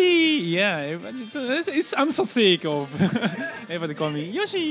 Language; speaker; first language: English; non-native, learner; Japanese